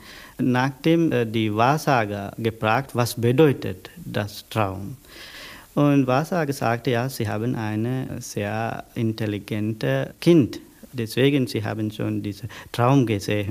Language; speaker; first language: German; non-native, learner; Sinhala